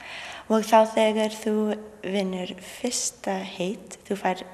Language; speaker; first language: Icelandic; non-native, learner; English